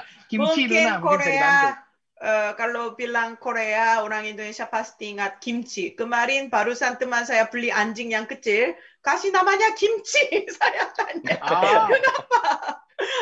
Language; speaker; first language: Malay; non-native, fluent; Korean